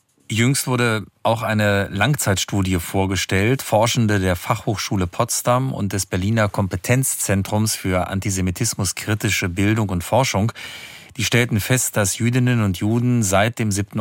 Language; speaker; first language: German; native; German